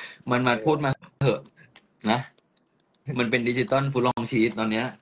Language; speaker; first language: Thai; native; Thai